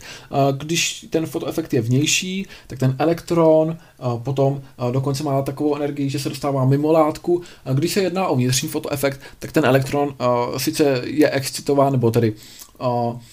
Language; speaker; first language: Czech; native; Czech